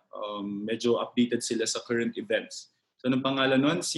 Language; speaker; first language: Filipino; native; Filipino